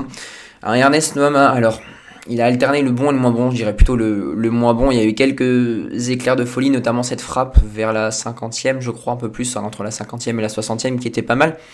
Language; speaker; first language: French; native; French